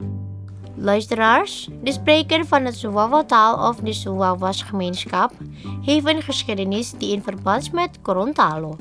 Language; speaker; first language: Dutch; non-native, learner; Indonesian